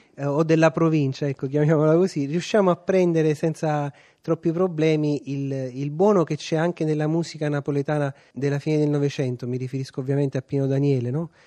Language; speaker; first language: Italian; native; Italian